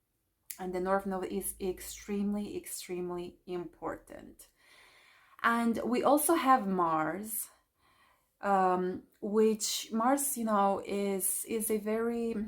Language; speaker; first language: English; non-native, fluent; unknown